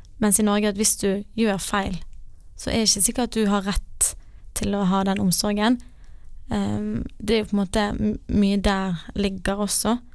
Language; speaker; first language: Norwegian; native; Norwegian